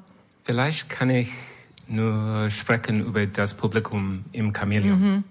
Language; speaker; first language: German; non-native, learner; French